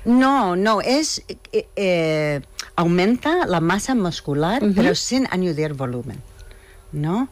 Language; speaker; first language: Spanish; non-native, fluent; English